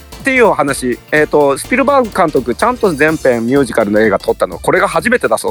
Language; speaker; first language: Japanese; native; Japanese